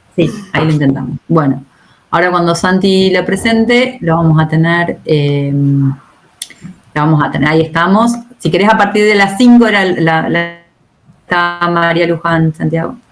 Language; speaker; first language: Spanish; native; Spanish